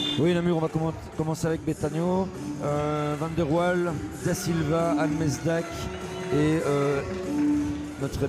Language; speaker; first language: French; native; French